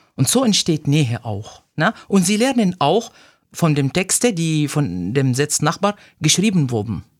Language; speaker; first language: German; non-native, fluent; Arabic